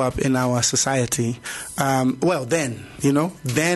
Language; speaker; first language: English; non-native, local second language; Zulu